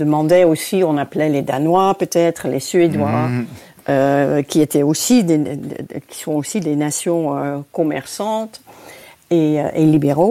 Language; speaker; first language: French; non-native, fluent; Dutch